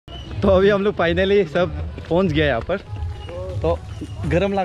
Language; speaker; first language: Hindi; non-native, local second language; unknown